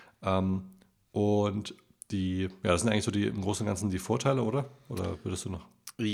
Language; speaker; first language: German; native; German